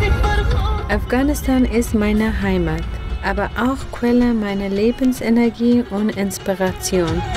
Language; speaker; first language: German; non-native, fluent; Persian